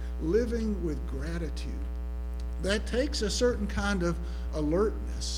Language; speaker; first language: English; native; English